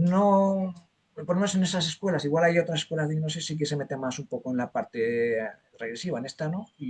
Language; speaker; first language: Spanish; native; Spanish